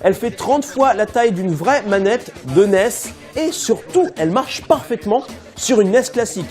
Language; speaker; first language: French; native; French